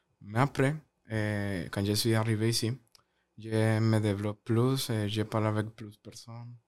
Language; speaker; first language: French; non-native, learner; Spanish